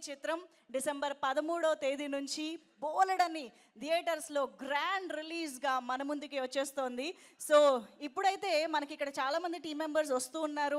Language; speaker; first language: Telugu; native; Telugu